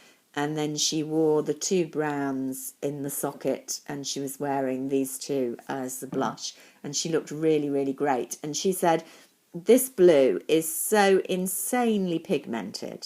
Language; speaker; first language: English; native; English